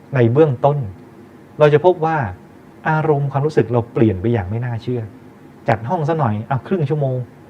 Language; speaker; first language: Thai; native; Thai